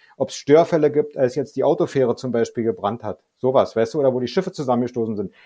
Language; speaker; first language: German; native; German